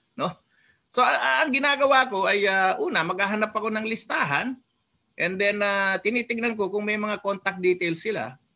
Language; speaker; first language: Filipino; non-native, local second language; Iloko